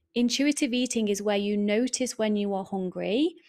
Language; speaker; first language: English; native; English